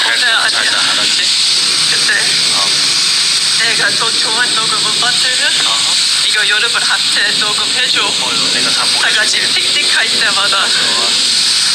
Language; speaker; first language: Korean; non-native, learner; English